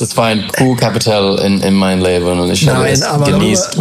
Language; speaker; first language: German; non-native, learner; English